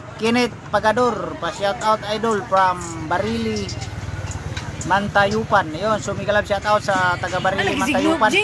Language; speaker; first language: Filipino; non-native, local second language; Cebuano